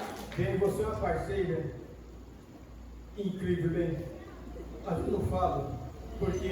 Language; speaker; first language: Portuguese; native; Portuguese